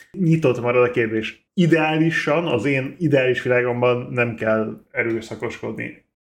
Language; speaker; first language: Hungarian; non-native, fluent; English